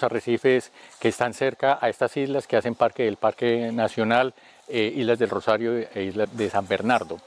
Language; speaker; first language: Spanish; native; Spanish